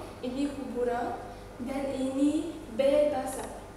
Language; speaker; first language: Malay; non-native, learner; Arabic